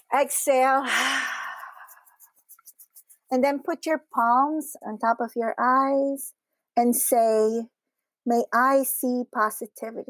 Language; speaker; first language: English; non-native, local second language; Filipino